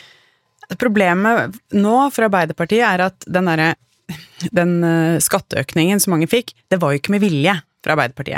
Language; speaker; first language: Norwegian; native; Norwegian